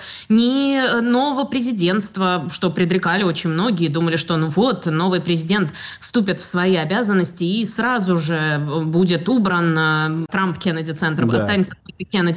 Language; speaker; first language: Russian; native; Russian